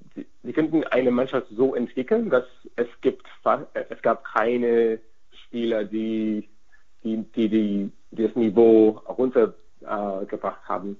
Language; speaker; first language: German; non-native, fluent; Hungarian